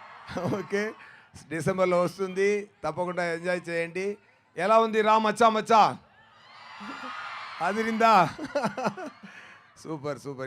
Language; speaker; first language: Telugu; non-native, learner; Tamil